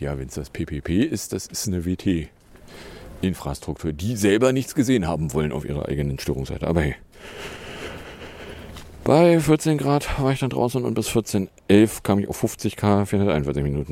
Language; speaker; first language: German; native; German